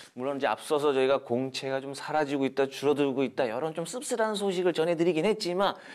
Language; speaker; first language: Korean; native; Korean